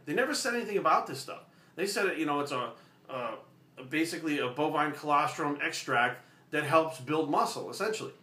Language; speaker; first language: English; native; English